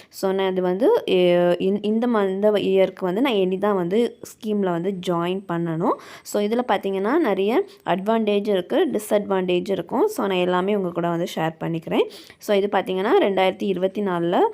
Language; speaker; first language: Tamil; native; Tamil